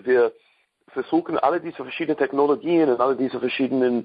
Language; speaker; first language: German; non-native, learner; English